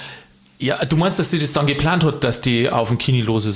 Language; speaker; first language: German; native; German